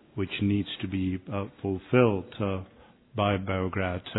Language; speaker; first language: English; non-native, fluent; Czech